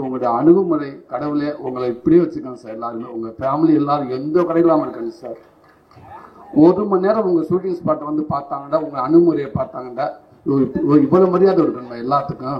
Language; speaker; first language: Tamil; native; Tamil